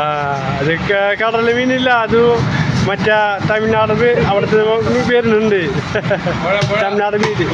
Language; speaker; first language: Malayalam; non-native, local second language; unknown